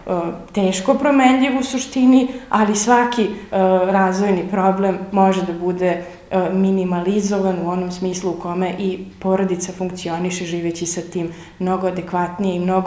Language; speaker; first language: Serbian; native; Serbian